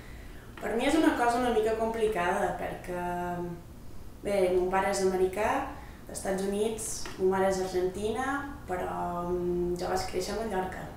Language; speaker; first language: Catalan; non-native, local second language; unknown